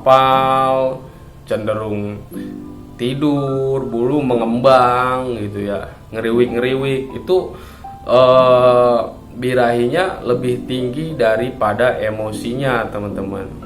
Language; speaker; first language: Indonesian; native; Indonesian